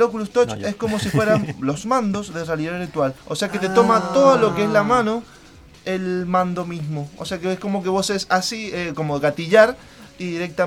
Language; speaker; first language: Spanish; native; Spanish